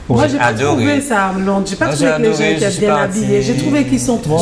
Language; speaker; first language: French; native; French